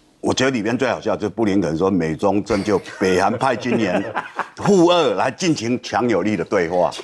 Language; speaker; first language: Chinese; native; Chinese